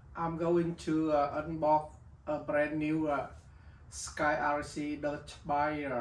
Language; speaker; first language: English; non-native, learner; Vietnamese